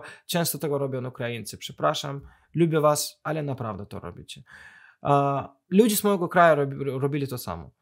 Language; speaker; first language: Polish; non-native, fluent; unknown